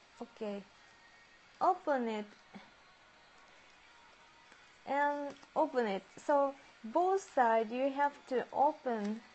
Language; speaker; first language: English; non-native, learner; Japanese